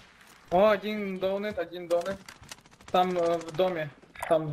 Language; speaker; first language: Russian; non-native, local second language; Latvian